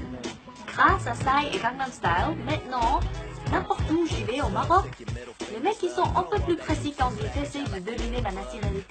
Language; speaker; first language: French; non-native, fluent; Korean